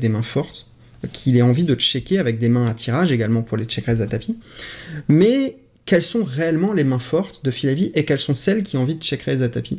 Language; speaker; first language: French; native; French